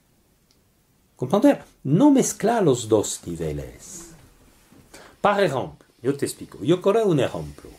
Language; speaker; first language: Spanish; non-native, learner; French